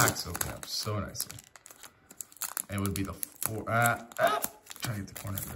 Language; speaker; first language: English; native; English